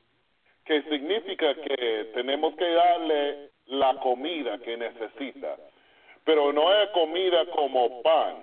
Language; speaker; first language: Spanish; non-native, fluent; English